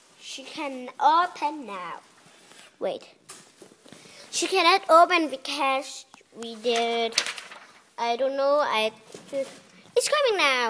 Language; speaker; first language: English; non-native, learner; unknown